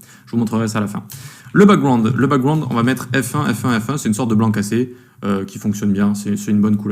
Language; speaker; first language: French; native; French